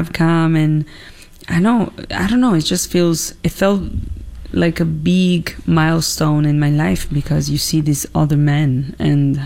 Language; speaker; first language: English; non-native, fluent; Italian